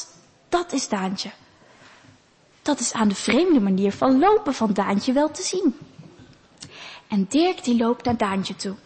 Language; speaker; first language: Dutch; native; Dutch